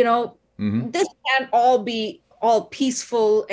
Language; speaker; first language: English; non-native, local second language; Tamil